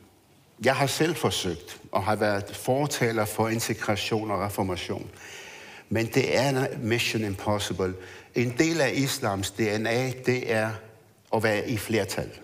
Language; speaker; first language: Danish; early bilingual, other home language; Arabic